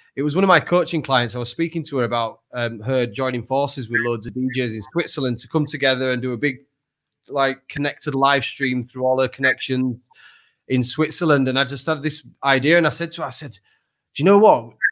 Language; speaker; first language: English; native; English